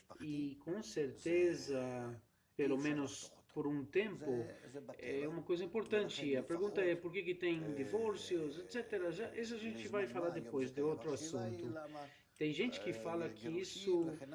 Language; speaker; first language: Portuguese; non-native, fluent; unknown